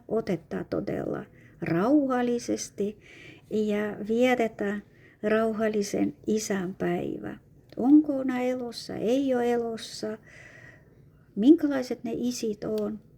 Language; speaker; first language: Finnish; non-native, fluent; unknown